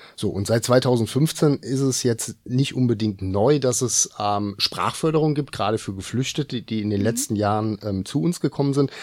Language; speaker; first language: German; native; German